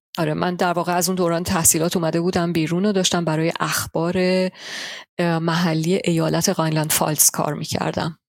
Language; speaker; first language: Persian; early bilingual, heritage; Persian